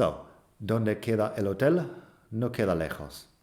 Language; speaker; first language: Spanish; non-native, fluent; English